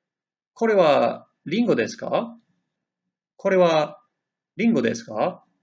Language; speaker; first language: Japanese; non-native, fluent; English